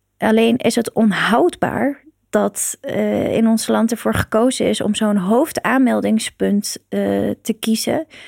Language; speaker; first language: Dutch; early bilingual, other home language; Persian